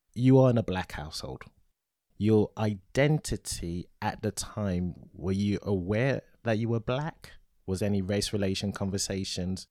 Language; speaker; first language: English; native; English